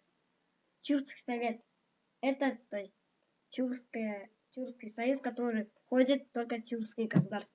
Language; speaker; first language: Russian; non-native, local second language; Kazakh